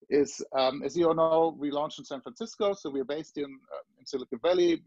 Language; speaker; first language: English; non-native, fluent; German